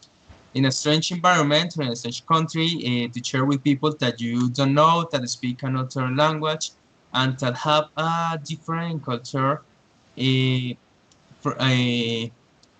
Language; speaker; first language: English; non-native, learner; Spanish